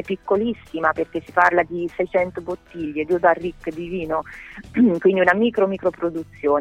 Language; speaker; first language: Italian; native; Italian